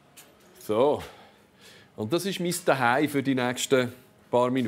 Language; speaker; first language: German; native; German